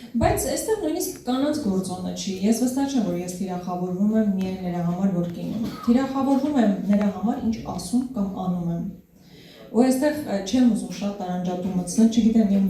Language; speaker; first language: Armenian; native; Armenian